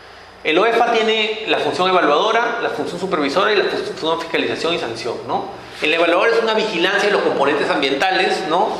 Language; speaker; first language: Spanish; native; Spanish